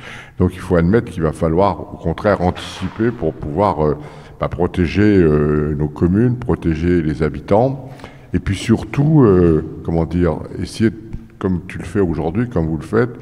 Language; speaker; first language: French; native; French